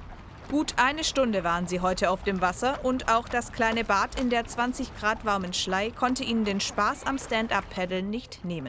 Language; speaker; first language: German; native; German